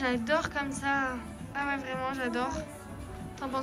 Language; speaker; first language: French; native; French